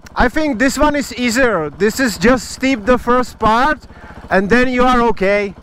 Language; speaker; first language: English; non-native, learner; Czech